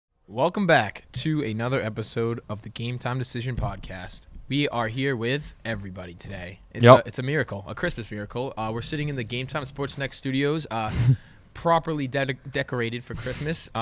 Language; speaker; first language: English; native; English